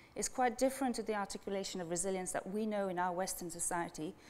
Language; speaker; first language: English; non-native, fluent; French